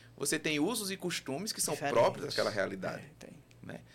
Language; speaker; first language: Portuguese; native; Portuguese